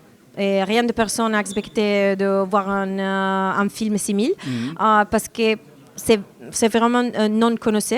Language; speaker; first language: French; non-native, learner; Italian